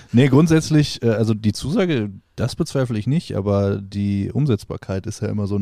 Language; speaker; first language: German; native; German